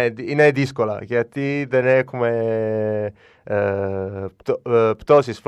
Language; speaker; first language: Greek; non-native, learner; Italian